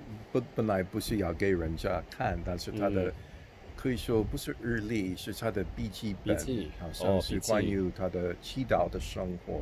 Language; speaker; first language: Chinese; non-native, fluent; English